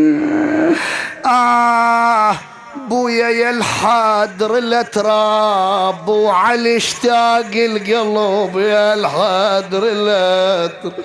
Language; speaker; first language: Arabic; native; Arabic